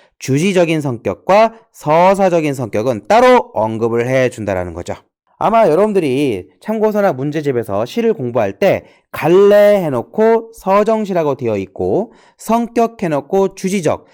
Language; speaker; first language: Korean; native; Korean